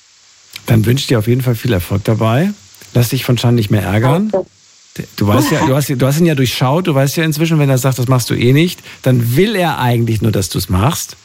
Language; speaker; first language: German; native; German